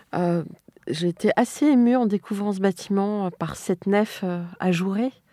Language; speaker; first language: French; native; French